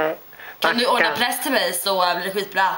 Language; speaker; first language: Swedish; native; Swedish